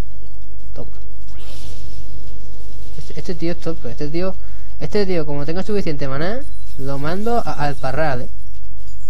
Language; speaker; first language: Spanish; native; Spanish